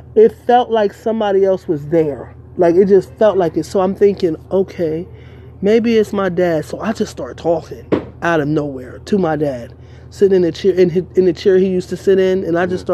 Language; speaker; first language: English; native; English